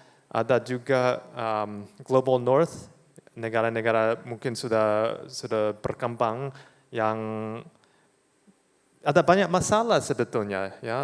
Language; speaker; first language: Indonesian; non-native, fluent; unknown